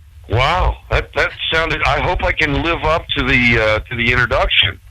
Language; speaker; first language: English; native; English